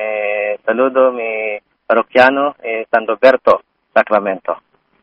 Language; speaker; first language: Spanish; non-native, learner; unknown